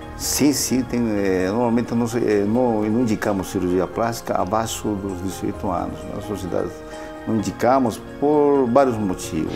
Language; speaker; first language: Portuguese; non-native, fluent; Spanish